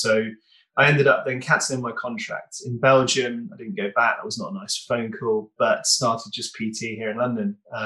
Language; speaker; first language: English; native; English